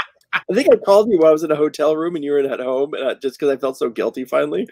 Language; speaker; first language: English; native; English